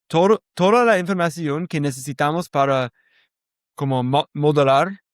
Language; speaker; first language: Spanish; non-native, learner; English